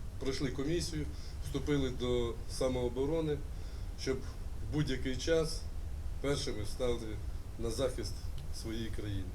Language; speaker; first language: Ukrainian; native; Ukrainian